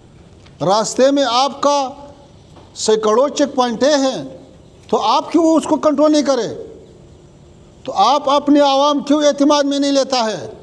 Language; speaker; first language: Hindi; non-native, fluent; Pashto